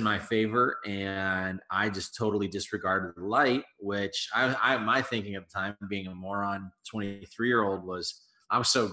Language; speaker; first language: English; native; English